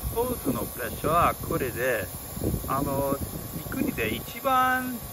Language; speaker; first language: Japanese; non-native, fluent; English